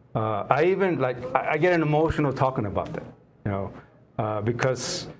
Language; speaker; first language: English; native; English